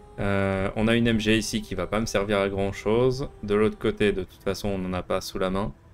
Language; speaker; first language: French; native; French